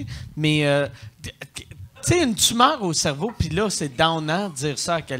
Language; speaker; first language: French; native; French